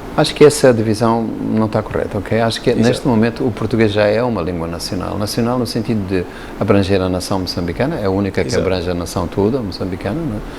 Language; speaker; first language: Portuguese; native; Portuguese